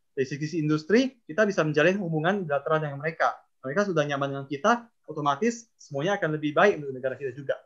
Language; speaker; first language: Indonesian; non-native, local second language; Chinese